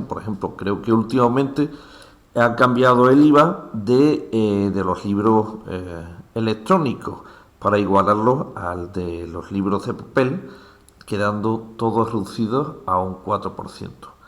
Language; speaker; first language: Spanish; native; Spanish